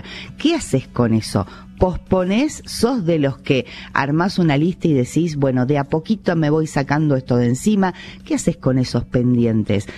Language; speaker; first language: Spanish; native; Spanish